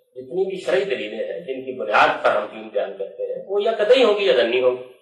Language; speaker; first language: Urdu; non-native, local second language; Punjabi